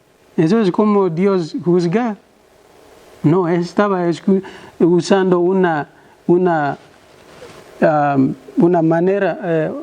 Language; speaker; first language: Spanish; non-native, learner; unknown